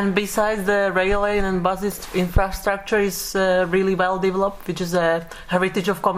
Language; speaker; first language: English; non-native, fluent; Slovak